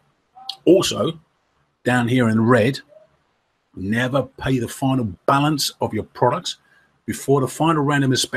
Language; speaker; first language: English; native; English